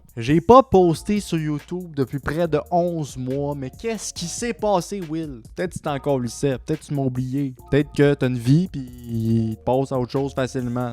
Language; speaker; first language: French; native; French